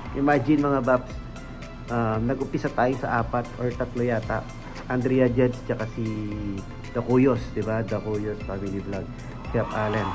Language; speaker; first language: Filipino; non-native, local second language; Pampanga